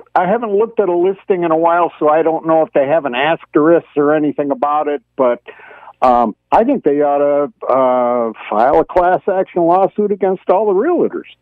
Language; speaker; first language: English; native; English